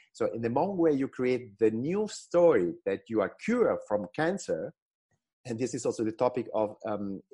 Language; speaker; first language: English; non-native, fluent; Italian